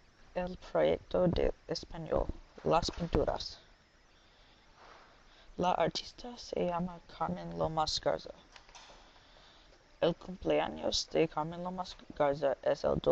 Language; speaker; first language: Spanish; non-native, learner; English